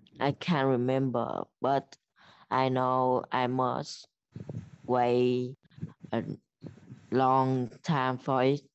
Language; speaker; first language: English; non-native, learner; Vietnamese